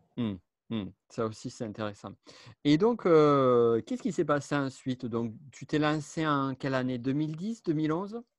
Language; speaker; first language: French; native; French